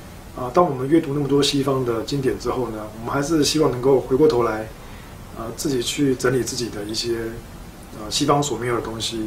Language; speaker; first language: Chinese; native; Chinese